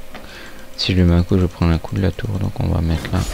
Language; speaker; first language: French; native; French